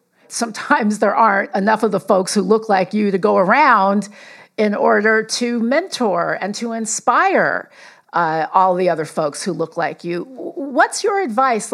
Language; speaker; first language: English; native; English